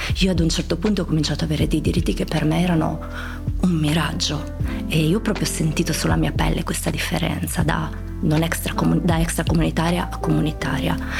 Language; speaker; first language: Italian; early bilingual, other home language; Croatian